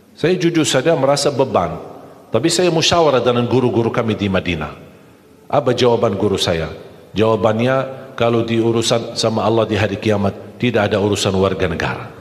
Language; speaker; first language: Malay; non-native, fluent; Arabic